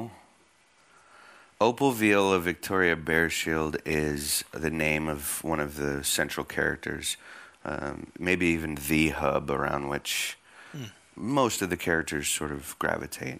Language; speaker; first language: English; native; English